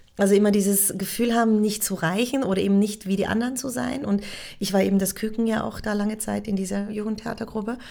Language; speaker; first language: German; native; German